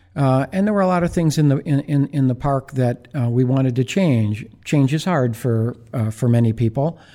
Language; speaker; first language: English; native; English